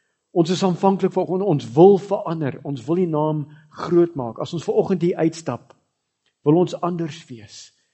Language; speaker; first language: Afrikaans; early bilingual, heritage; Afrikaans